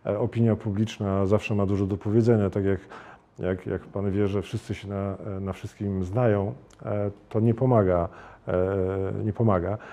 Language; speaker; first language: Polish; native; Polish